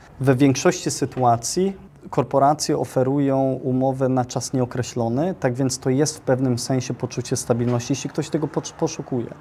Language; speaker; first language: Polish; early bilingual, heritage; Polish